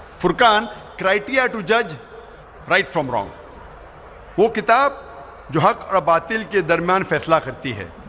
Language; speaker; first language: Urdu; non-native, local second language; Konkani